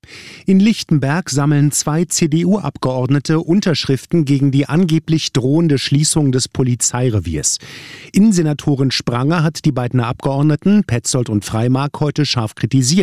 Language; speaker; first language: German; native; German